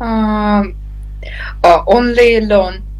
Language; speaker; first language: English; non-native, learner; Russian